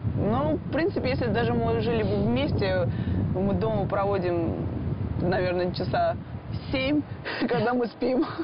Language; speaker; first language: Russian; non-native, fluent; Georgian